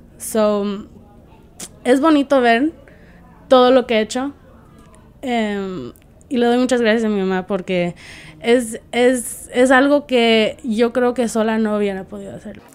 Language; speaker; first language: Spanish; early bilingual, heritage; Spanish